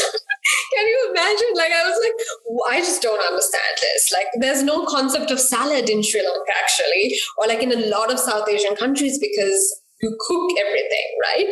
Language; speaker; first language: English; non-native, local second language; Sinhala